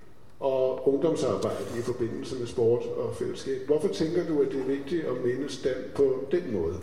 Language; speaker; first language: Danish; native; Danish